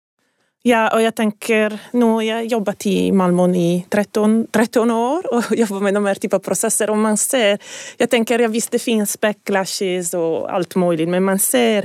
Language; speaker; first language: Swedish; non-native, fluent; Italian